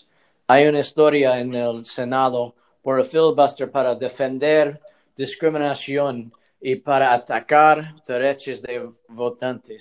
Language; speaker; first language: Spanish; non-native, learner; English